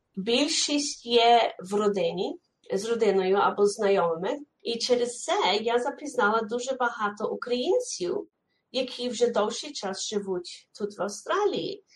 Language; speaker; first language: Ukrainian; early bilingual, heritage; Ukrainian